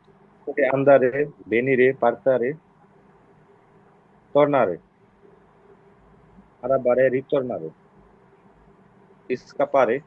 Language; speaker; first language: Italian; non-native, learner; Bangla